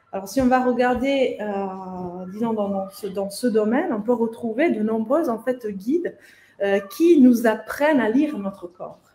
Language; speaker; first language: French; non-native, fluent; Italian